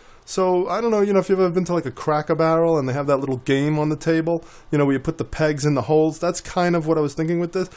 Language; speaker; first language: English; native; English